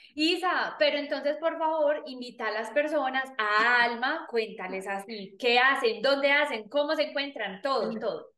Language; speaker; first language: Spanish; native; Spanish